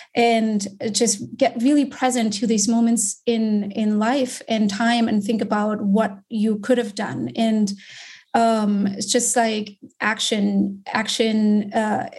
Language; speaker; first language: English; non-native, fluent; German